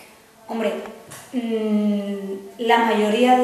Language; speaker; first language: Spanish; native; Spanish